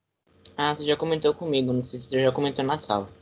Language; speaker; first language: Portuguese; native; Portuguese